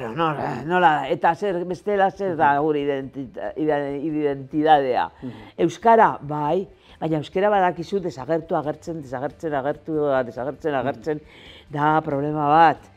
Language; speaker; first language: Basque; non-native, local second language; Spanish